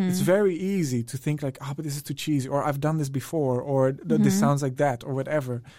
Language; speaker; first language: English; non-native, fluent; Dutch